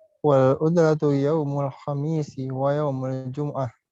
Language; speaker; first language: Arabic; non-native, learner; Indonesian